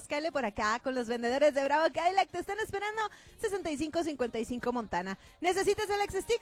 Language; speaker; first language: Spanish; native; Spanish